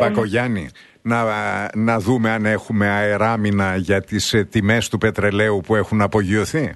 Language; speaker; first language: Greek; native; Greek